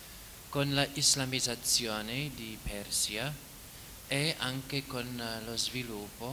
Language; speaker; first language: Italian; non-native, fluent; English